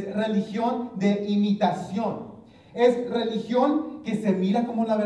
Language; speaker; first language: Spanish; early bilingual, heritage; English